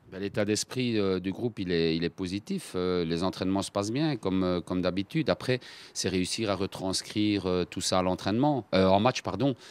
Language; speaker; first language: French; native; French